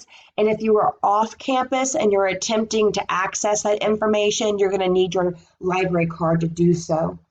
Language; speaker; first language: English; native; English